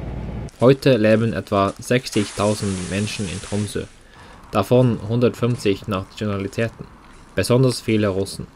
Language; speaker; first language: German; non-native, learner; Norwegian